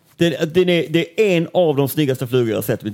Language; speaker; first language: Swedish; native; Swedish